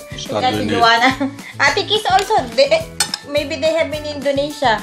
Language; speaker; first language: English; non-native, learner; Filipino